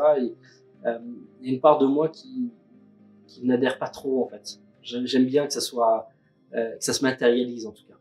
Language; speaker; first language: French; native; French